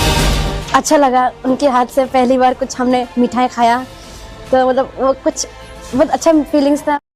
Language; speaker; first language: Hindi; non-native, local second language; Odia